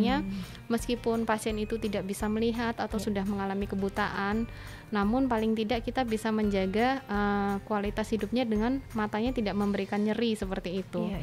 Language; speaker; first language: Indonesian; native; Indonesian